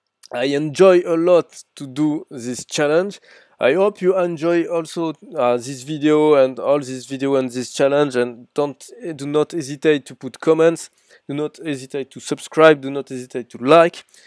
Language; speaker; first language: English; non-native, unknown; French